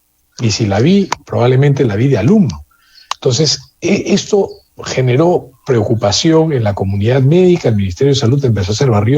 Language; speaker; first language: Spanish; native; Spanish